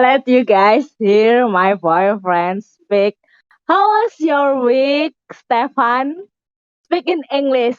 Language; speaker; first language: English; non-native, learner; Indonesian